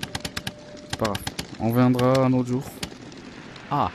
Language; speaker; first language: French; native; French